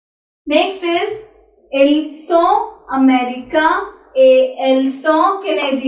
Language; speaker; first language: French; non-native, fluent; Hindi